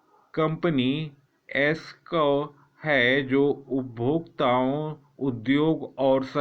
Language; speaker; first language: Hindi; native; Hindi